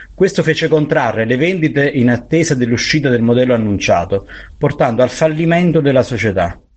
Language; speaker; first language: Italian; native; Italian